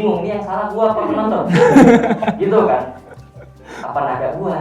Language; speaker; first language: Indonesian; native; Indonesian